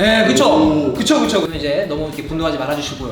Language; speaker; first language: Korean; native; Korean